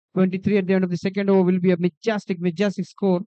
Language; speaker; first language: English; non-native, local second language; Marathi